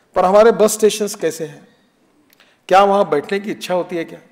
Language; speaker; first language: Hindi; non-native, local second language; Marathi